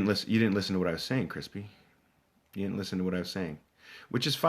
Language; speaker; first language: English; native; English